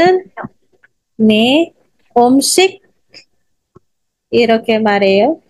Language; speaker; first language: Korean; non-native, fluent; Filipino